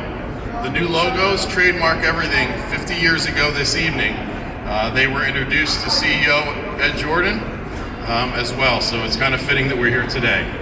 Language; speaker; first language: English; native; English